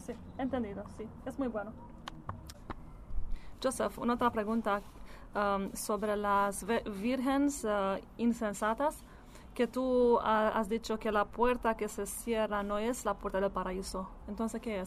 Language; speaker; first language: Spanish; non-native, learner; Italian